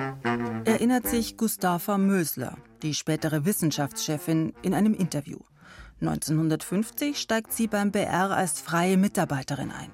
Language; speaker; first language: German; native; German